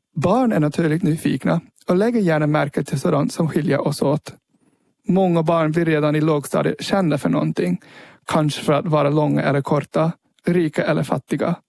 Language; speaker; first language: Swedish; early bilingual, heritage; Swedish